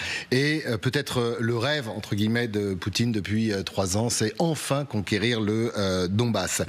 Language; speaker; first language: French; native; French